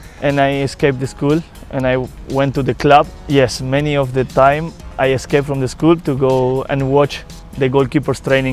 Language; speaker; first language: English; non-native, fluent; Spanish